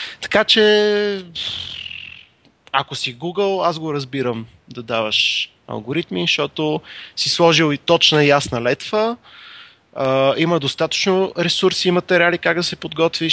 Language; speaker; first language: Bulgarian; native; Bulgarian